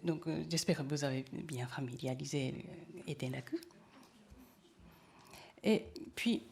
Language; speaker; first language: French; non-native, learner; Japanese